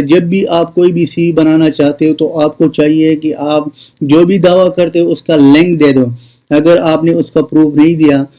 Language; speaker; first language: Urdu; non-native, local second language; Pashto